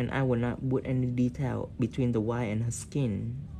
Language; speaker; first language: English; non-native, fluent; Vietnamese